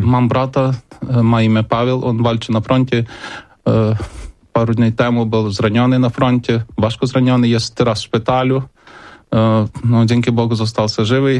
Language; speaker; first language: Polish; non-native, learner; Ukrainian